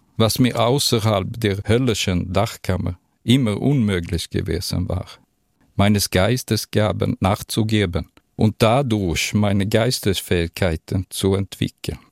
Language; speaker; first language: German; non-native, fluent; Swedish